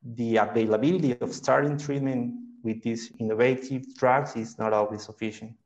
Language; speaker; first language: English; non-native, fluent; Spanish